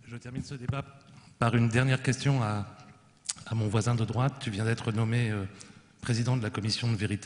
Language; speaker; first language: French; native; French